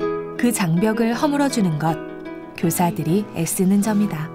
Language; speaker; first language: Korean; native; Korean